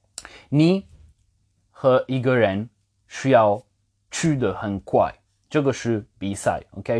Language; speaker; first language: Chinese; non-native, fluent; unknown